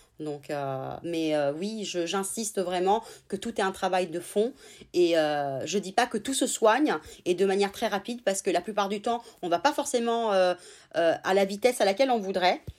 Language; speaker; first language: French; non-native, fluent; Italian